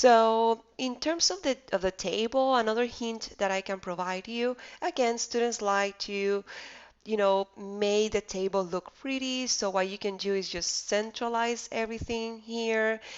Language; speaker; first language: English; non-native, fluent; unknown